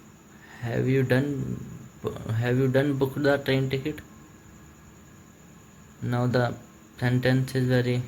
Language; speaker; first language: English; non-native, learner; Hindi